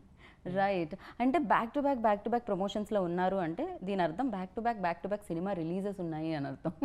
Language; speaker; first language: Telugu; native; Telugu